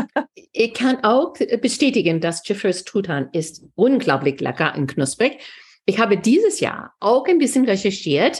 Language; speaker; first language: German; non-native, fluent; English